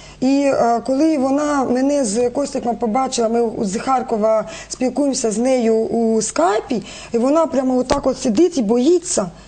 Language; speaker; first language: Ukrainian; non-native, local second language; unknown